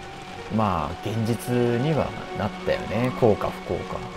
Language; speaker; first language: Japanese; native; Japanese